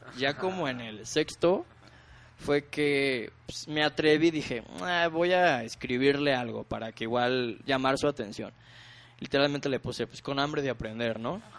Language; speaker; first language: Spanish; native; Spanish